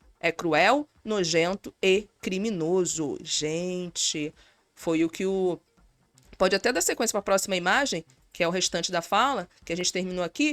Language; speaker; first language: Portuguese; native; Portuguese